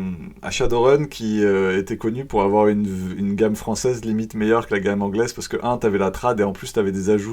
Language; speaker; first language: French; native; French